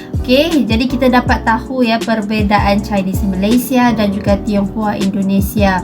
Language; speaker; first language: Malay; native; Malay